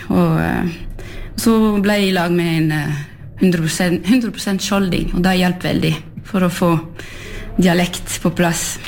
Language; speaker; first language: Norwegian; early bilingual, heritage; French